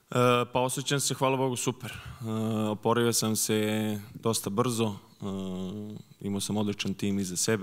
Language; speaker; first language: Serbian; early bilingual, heritage; Serbian